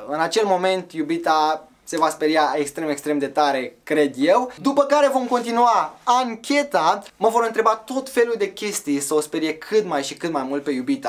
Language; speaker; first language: Romanian; native; Romanian